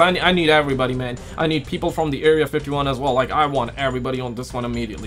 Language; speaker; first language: English; native; English